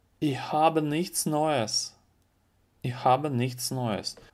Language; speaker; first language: German; non-native, fluent; Russian